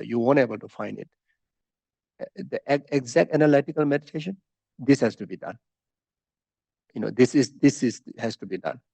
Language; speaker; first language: English; non-native, fluent; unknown